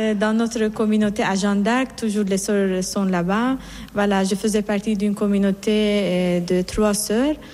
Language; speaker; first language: French; non-native, fluent; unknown